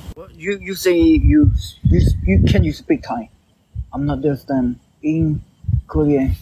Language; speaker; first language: English; non-native, learner; Thai